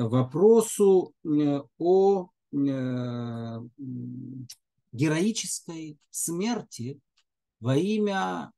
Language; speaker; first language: Russian; native; Russian